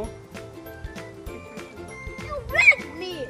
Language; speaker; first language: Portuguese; early bilingual, heritage; Portuguese